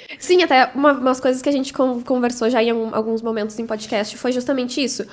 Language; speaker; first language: Portuguese; native; Portuguese